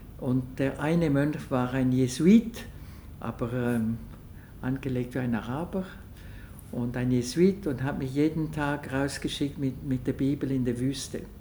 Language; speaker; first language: German; non-native, local second language; French